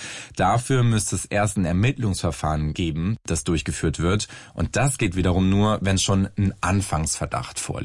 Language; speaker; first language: German; native; German